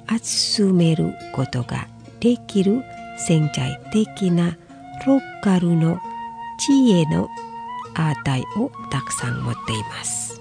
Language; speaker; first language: Japanese; non-native, fluent; Indonesian